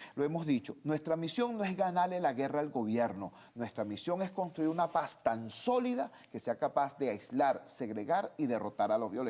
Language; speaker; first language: Spanish; native; Spanish